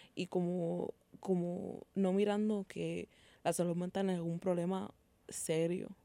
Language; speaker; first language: Spanish; native; Spanish